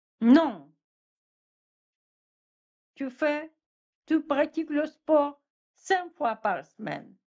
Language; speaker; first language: French; non-native, fluent; Russian